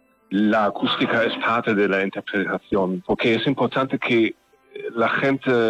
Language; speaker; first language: Spanish; non-native, learner; German